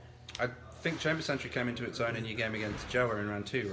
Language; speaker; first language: English; native; English